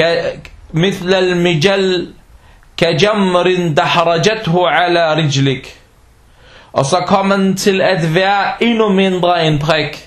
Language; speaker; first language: Danish; early bilingual, other home language; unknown